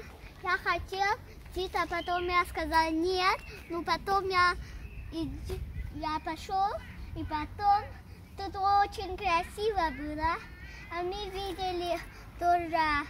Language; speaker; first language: Russian; early bilingual, heritage; Russian